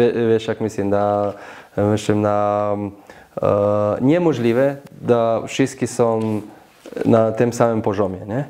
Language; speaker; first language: Polish; non-native, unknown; Slovenian